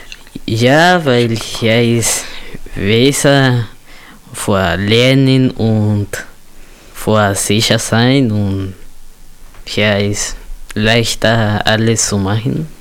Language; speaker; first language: German; non-native, learner; Spanish